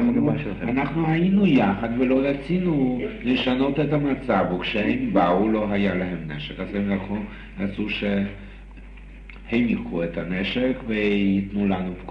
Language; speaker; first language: Hebrew; non-native, fluent; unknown